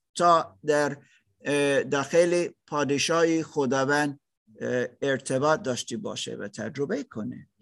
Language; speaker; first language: Persian; non-native, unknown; English